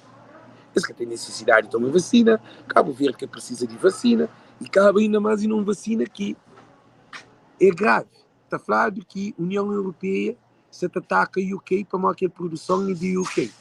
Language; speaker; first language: Portuguese; non-native, local second language; Kabuverdianu